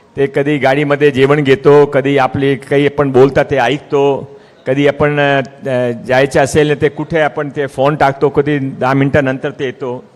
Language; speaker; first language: Marathi; non-native, local second language; Hindi